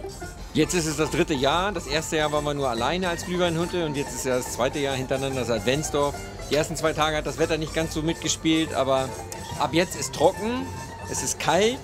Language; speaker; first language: German; native; German